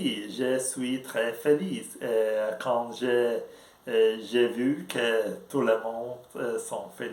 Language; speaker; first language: French; non-native, learner; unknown